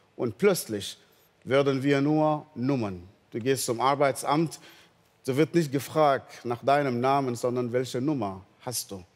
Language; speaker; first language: German; non-native, fluent; Arabic